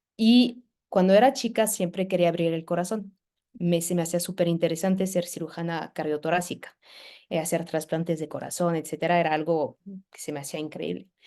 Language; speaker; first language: Spanish; non-native, fluent; French